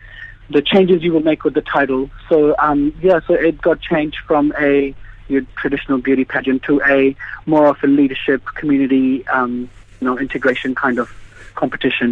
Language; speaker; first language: English; native; English